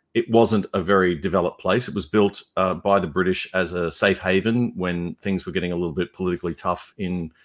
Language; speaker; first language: English; native; English